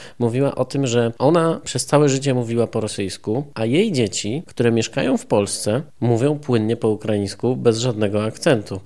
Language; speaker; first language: Polish; native; Polish